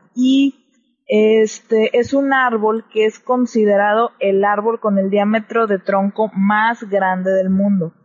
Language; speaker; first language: Spanish; native; Spanish